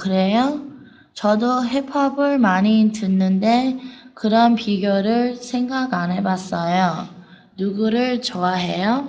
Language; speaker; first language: Korean; non-native, learner; English